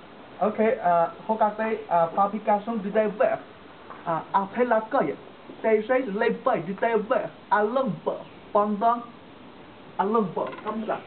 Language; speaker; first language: French; non-native, learner; Chinese